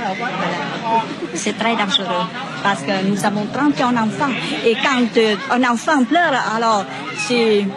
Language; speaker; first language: French; non-native, local second language; Vietnamese